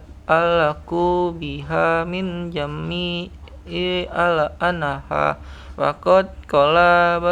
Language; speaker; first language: Arabic; non-native, learner; Indonesian